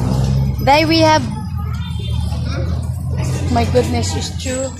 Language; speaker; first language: English; non-native, local second language; Cebuano